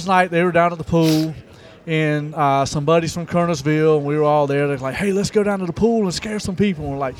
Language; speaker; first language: English; native; English